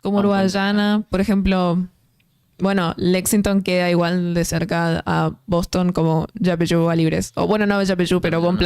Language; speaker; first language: Spanish; native; Spanish